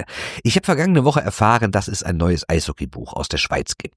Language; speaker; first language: German; native; German